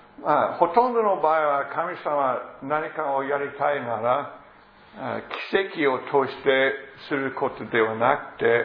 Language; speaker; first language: Japanese; non-native, fluent; English